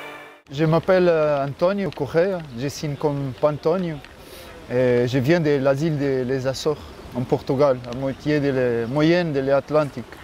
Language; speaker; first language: French; non-native, fluent; Portuguese